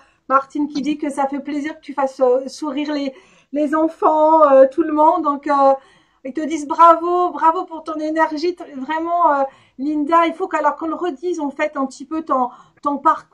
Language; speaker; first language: French; native; French